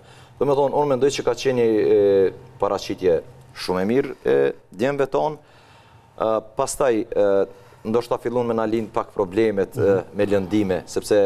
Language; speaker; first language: Albanian; native; Albanian